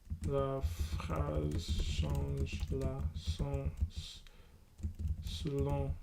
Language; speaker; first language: French; non-native, learner; English